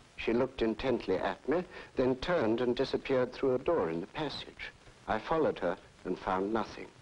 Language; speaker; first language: English; native; English